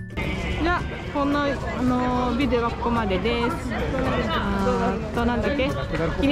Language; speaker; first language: Japanese; non-native, fluent; Portuguese